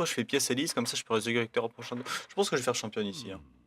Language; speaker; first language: French; native; French